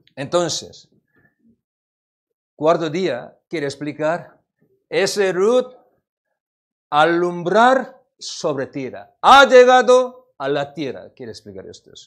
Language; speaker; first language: Spanish; non-native, learner; Korean